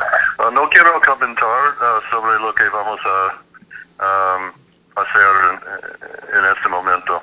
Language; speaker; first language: Spanish; non-native, fluent; English